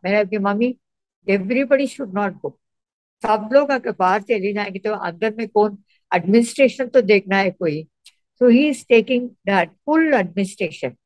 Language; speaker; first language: Hindi; non-native, local second language; Tamil